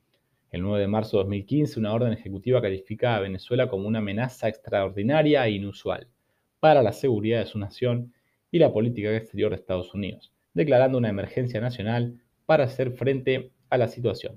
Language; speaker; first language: Spanish; native; Spanish